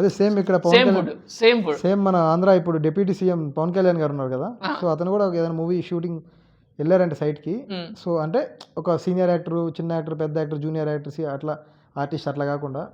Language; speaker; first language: Telugu; native; Telugu